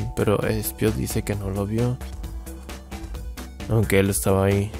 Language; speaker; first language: Spanish; native; Spanish